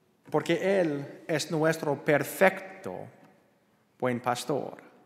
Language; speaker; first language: Spanish; non-native, learner; English